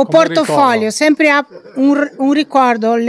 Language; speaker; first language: Italian; non-native, learner; Portuguese